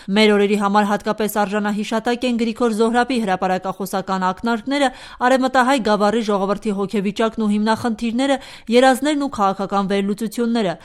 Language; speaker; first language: Armenian; native; Armenian